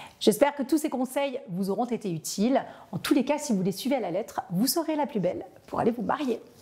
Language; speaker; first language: French; native; French